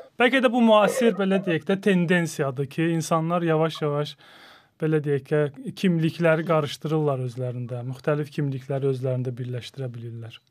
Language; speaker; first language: Azerbaijani; native; Azerbaijani